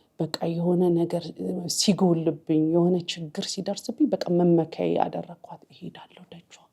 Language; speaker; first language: Amharic; native; Amharic